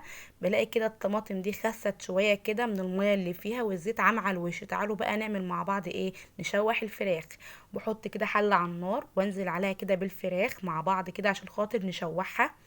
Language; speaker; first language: Arabic; native; Arabic